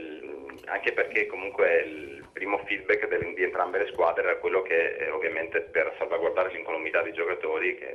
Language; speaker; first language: Italian; native; Italian